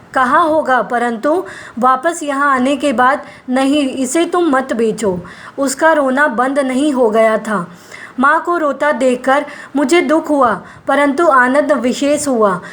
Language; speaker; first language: Hindi; non-native, local second language; Gujarati